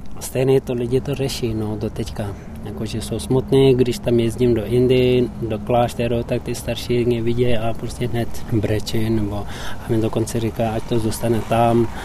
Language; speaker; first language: Czech; non-native, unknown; Tibetan